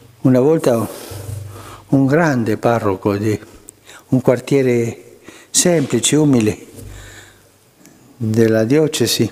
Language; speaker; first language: Italian; non-native, fluent; Spanish